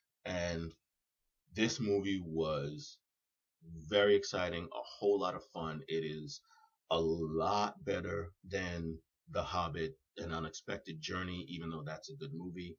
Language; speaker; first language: English; native; English